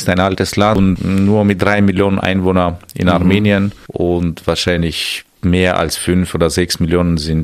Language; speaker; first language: German; non-native, fluent; Armenian